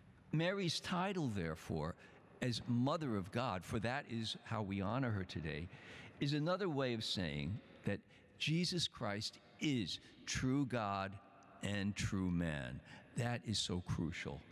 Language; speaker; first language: English; native; English